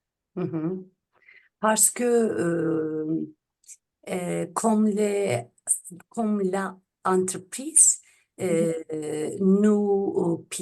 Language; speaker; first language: French; non-native, learner; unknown